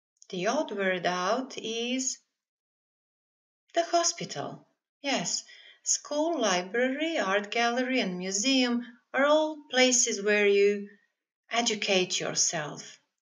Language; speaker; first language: English; non-native, fluent; Serbian